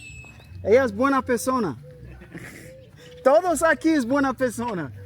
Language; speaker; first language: Spanish; non-native, learner; English